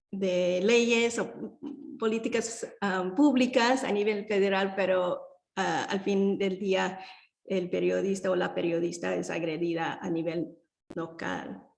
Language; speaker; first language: Spanish; early bilingual, heritage; Spanish